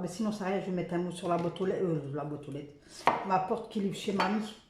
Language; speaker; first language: French; native; French